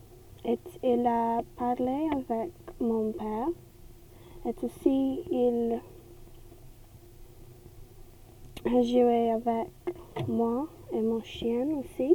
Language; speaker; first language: French; non-native, learner; English